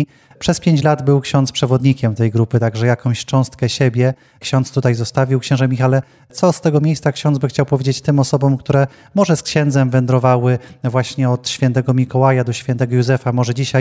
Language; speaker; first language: Polish; native; Polish